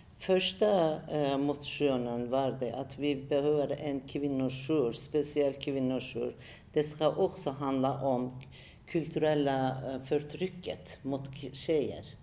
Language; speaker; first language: Swedish; non-native, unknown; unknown